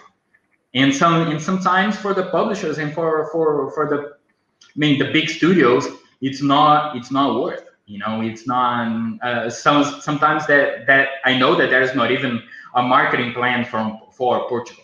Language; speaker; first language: English; non-native, fluent; Portuguese